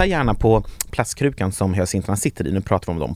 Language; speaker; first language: Swedish; native; Swedish